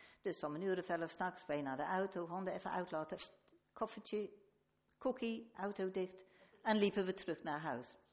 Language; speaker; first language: Dutch; non-native, fluent; English